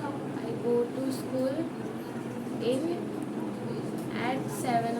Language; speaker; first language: English; non-native, learner; Marathi